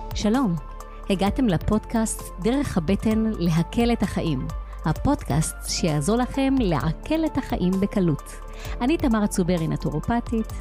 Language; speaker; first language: Hebrew; non-native, fluent; Russian